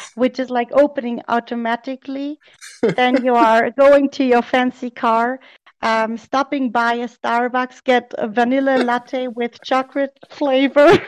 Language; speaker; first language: English; non-native, fluent; German